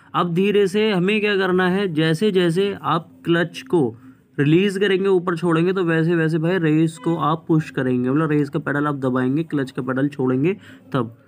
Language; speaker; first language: Hindi; native; Hindi